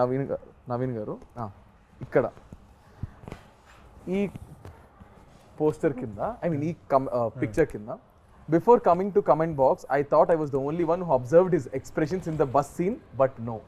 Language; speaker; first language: Telugu; native; Telugu